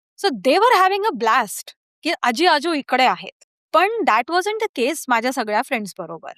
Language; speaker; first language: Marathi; early bilingual, heritage; Marathi